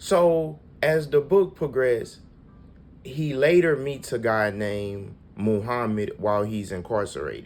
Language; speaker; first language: English; native; English